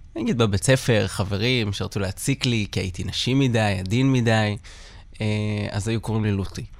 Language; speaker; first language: Hebrew; non-native, local second language; Arabic